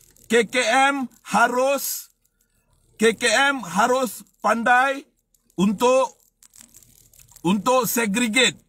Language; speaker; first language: Malay; non-native, local second language; Tamil